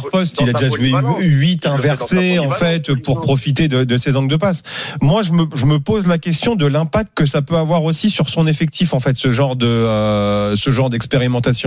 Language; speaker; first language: French; native; French